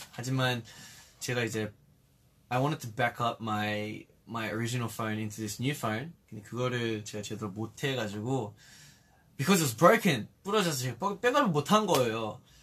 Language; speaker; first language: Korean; early bilingual, heritage; Korean